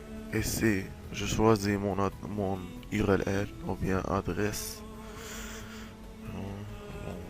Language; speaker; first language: French; non-native, local second language; Arabic